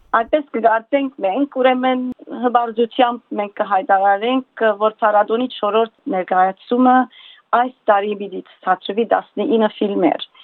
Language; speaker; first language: Armenian; early bilingual, heritage; Armenian